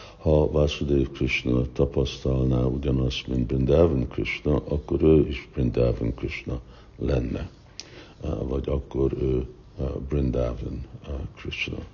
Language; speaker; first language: Hungarian; early bilingual, heritage; Hungarian